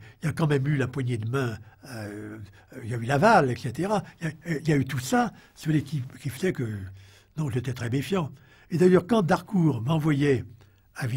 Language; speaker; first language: French; native; French